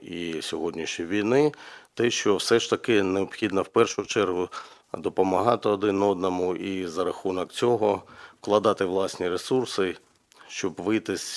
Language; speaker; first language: Ukrainian; native; Ukrainian